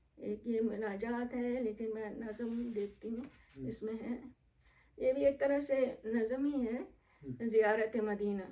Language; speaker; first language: Urdu; native; Urdu